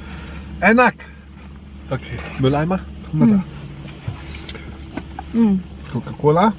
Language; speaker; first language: German; native; German